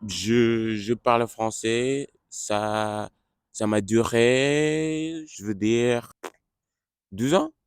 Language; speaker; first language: French; non-native, learner; English